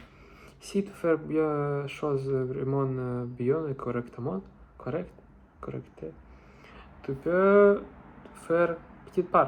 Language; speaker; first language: French; non-native, learner; Russian